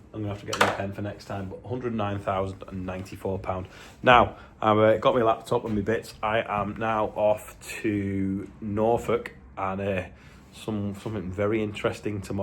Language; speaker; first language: English; native; English